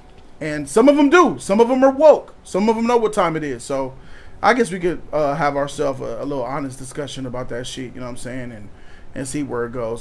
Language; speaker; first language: English; native; English